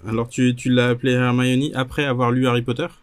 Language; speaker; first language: French; native; French